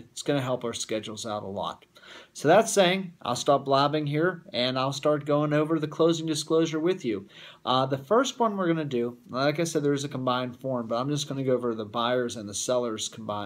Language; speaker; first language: English; native; English